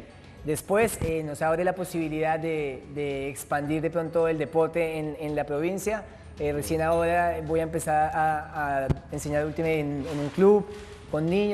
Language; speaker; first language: Spanish; native; Spanish